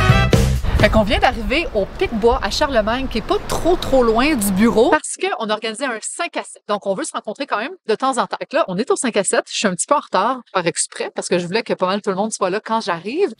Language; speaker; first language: French; native; French